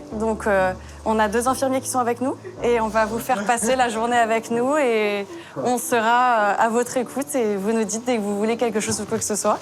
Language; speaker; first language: French; native; French